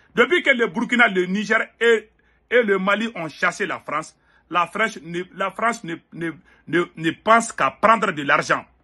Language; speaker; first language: French; non-native, local second language; Bambara